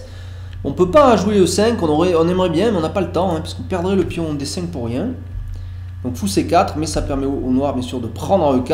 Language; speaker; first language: French; native; French